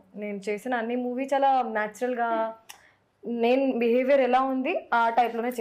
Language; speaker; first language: Telugu; non-native, fluent; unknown